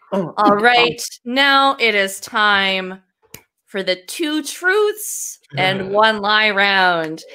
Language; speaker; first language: English; native; English